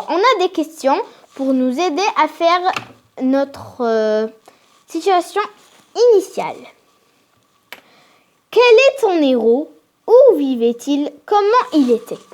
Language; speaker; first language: French; non-native, local second language; Arabic